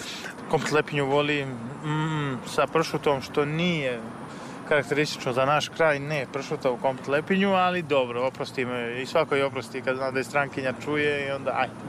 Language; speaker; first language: Serbian; native; Serbian